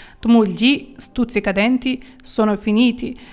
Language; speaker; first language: Italian; non-native, fluent; Ukrainian